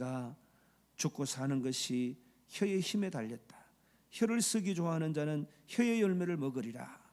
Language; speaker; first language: Korean; native; Korean